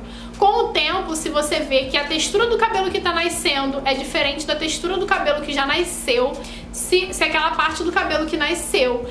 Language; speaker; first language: Portuguese; native; Portuguese